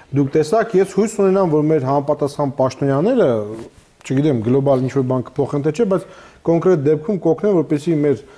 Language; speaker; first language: Armenian; native; Armenian